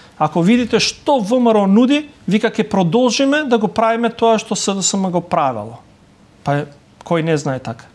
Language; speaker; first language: Macedonian; non-native, local second language; Albanian